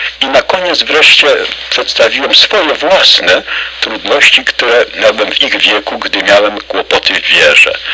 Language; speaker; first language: Polish; native; Polish